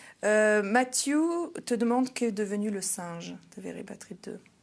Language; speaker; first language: French; native; French